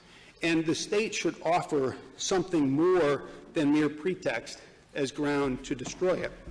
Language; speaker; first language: English; native; English